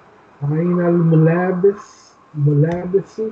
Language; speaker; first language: Arabic; non-native, learner; English